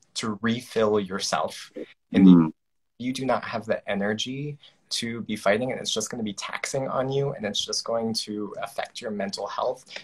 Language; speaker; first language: English; native; English